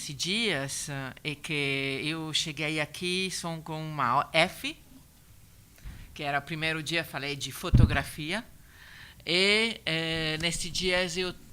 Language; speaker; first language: Portuguese; non-native, learner; Italian